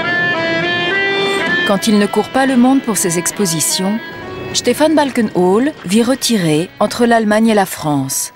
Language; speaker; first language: French; native; French